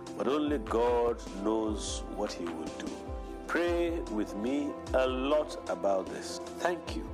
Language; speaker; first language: English; non-native, fluent; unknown